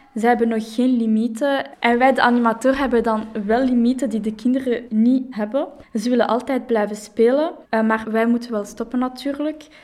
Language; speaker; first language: Dutch; non-native, local second language; French